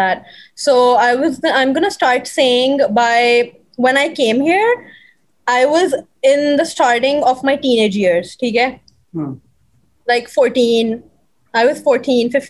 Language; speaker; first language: English; native; English